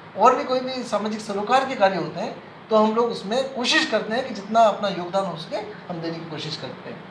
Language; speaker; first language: Hindi; native; Hindi